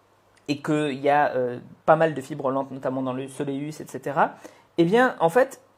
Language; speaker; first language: French; native; French